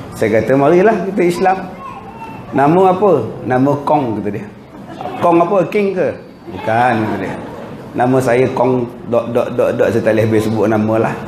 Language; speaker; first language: Malay; native; Malay